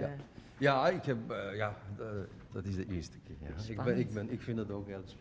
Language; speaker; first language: Dutch; non-native, fluent; Persian